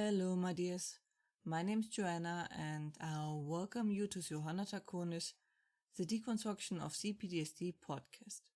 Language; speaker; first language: English; non-native, fluent; German